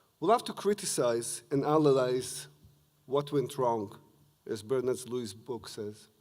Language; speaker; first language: English; non-native, fluent; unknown